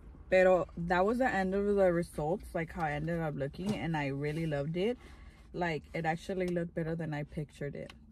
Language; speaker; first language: English; early bilingual, other home language; Spanish